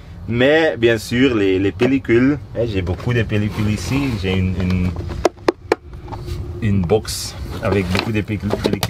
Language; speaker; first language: French; non-native, local second language; Dutch